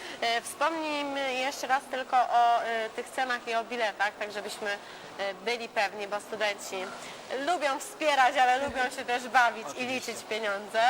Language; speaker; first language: Polish; native; Polish